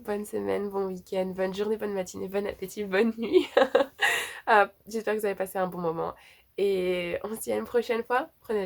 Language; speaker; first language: French; native; French